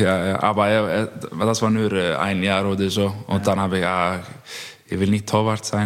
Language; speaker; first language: German; non-native, learner; Icelandic